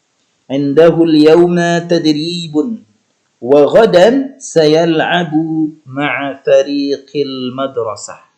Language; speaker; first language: Arabic; non-native, fluent; Indonesian